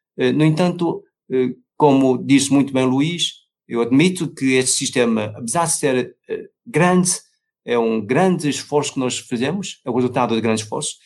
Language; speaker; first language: Portuguese; non-native, fluent; Chinese